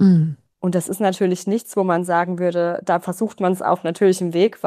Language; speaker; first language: German; native; German